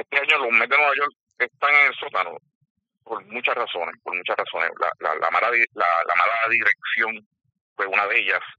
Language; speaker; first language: Spanish; native; Spanish